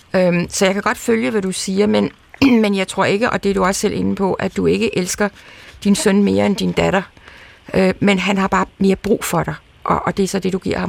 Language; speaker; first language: Danish; native; Danish